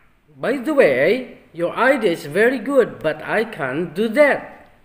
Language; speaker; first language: English; non-native, fluent; Indonesian